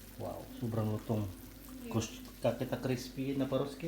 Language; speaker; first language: Russian; non-native, learner; Filipino